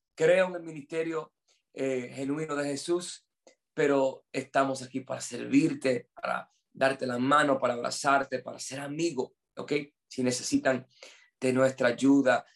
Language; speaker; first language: Spanish; non-native, fluent; English